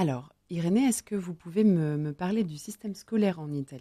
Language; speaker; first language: French; native; French